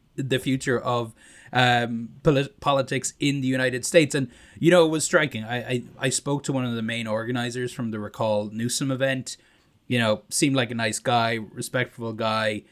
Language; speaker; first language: English; native; English